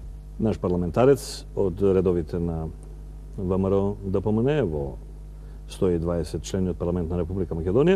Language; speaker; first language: Macedonian; native; Macedonian